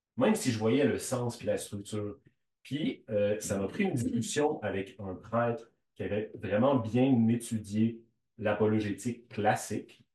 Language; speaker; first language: French; native; French